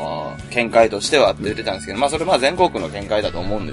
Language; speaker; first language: Japanese; native; Japanese